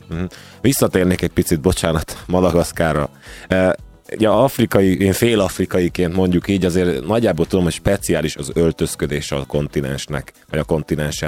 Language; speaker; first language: Hungarian; native; Hungarian